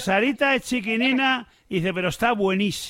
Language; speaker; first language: Spanish; native; Spanish